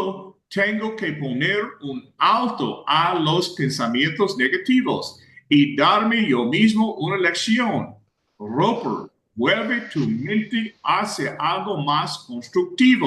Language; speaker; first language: Spanish; non-native, fluent; English